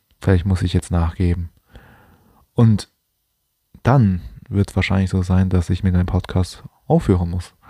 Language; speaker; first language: German; non-native, fluent; Chinese